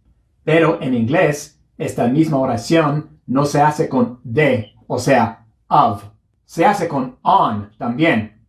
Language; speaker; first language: Spanish; non-native, fluent; English